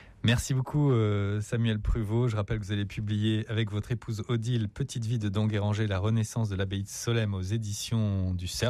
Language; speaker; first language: French; native; French